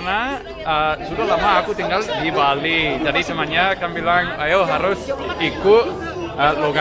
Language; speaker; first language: Indonesian; non-native, learner; English